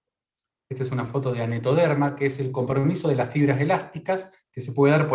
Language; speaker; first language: Spanish; native; Spanish